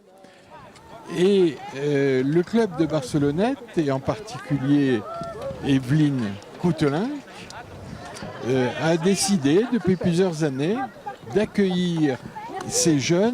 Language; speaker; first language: French; native; French